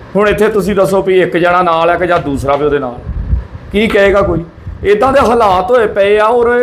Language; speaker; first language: Punjabi; native; Punjabi